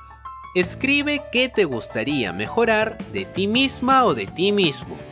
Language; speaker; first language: Spanish; native; Spanish